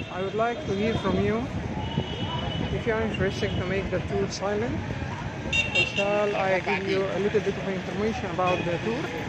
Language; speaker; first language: English; non-native, fluent; Arabic